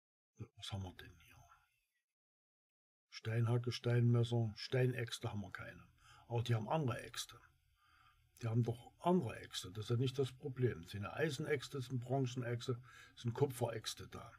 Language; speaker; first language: German; native; German